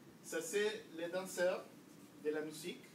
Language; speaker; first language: French; non-native, learner; Spanish